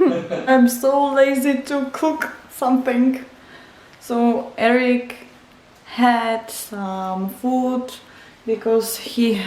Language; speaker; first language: English; non-native, learner; Czech